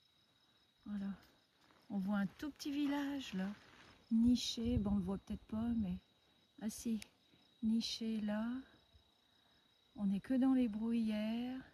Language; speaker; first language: French; native; French